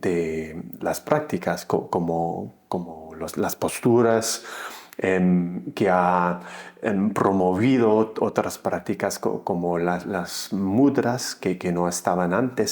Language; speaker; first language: Spanish; non-native, fluent; English